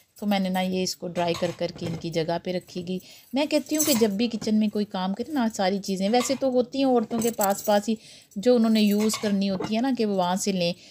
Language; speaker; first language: Urdu; non-native, local second language; Punjabi